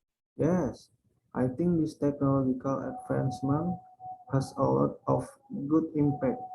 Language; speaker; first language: English; non-native, learner; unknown